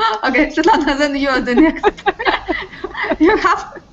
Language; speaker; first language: English; non-native, fluent; Russian